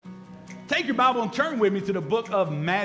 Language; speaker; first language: English; native; English